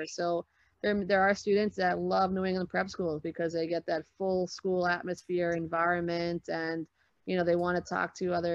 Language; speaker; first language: English; native; English